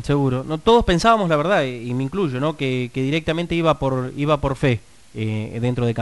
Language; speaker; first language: Spanish; native; Spanish